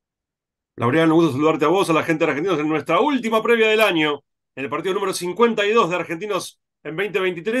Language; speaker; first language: Spanish; native; Spanish